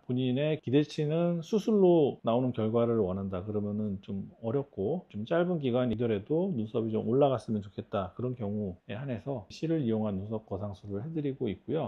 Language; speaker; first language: Korean; native; Korean